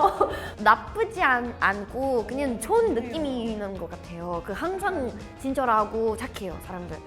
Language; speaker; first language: Korean; non-native, learner; Portuguese